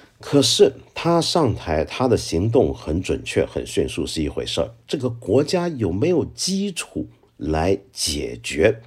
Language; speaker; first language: Chinese; non-native, local second language; Cantonese